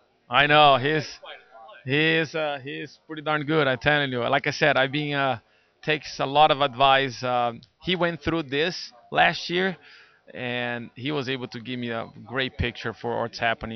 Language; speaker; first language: English; non-native, fluent; Portuguese